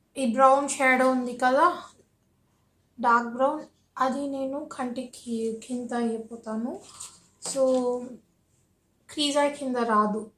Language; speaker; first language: Telugu; native; Telugu